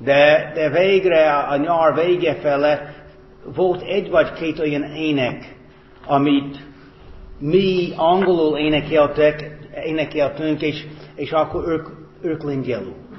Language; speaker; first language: Hungarian; non-native, fluent; English